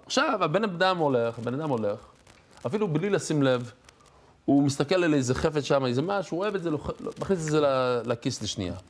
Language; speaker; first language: Hebrew; non-native, fluent; English